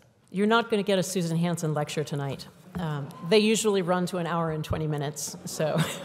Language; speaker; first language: English; native; English